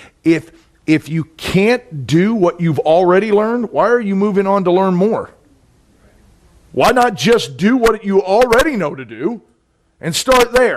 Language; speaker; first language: English; native; English